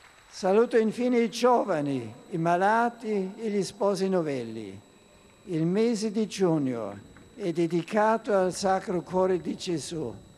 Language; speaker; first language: Italian; non-native, fluent; German